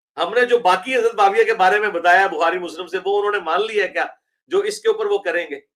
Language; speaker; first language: Urdu; non-native, local second language; Punjabi